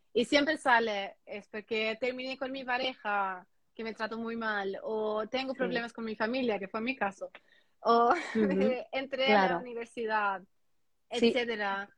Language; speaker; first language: Spanish; non-native, fluent; German